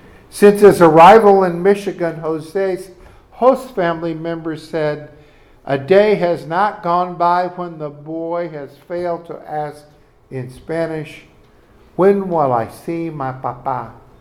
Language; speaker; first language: English; native; English